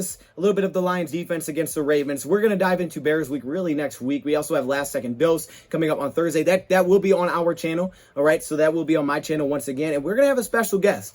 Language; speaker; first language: English; native; English